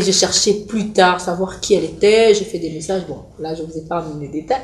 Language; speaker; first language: French; non-native, local second language; Lingala